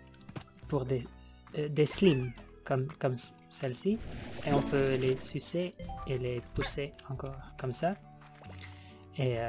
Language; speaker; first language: French; non-native, learner; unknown